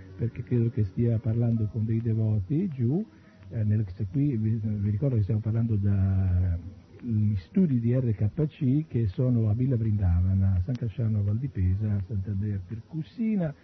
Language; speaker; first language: Italian; native; Italian